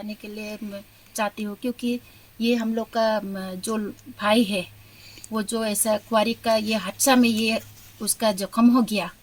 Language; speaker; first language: Hindi; non-native, local second language; Garo